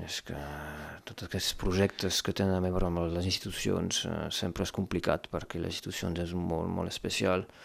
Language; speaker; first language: Catalan; non-native, local second language; French